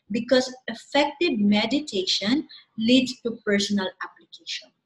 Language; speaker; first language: English; non-native, local second language; Filipino